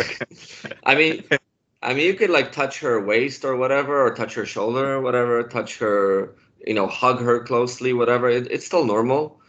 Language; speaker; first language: English; non-native, fluent; Polish